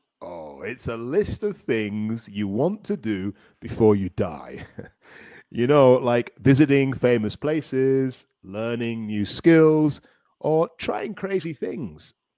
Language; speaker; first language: English; native; English